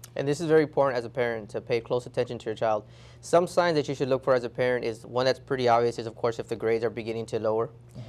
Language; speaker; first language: English; early bilingual, other home language; Spanish